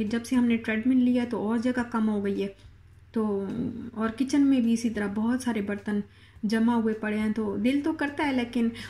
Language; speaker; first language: Urdu; non-native, local second language; Saraiki